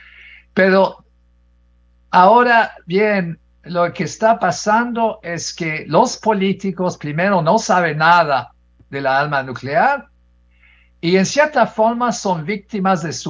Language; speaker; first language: Spanish; non-native, fluent; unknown